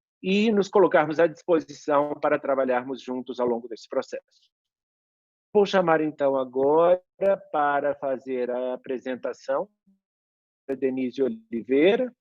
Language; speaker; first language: Portuguese; native; Portuguese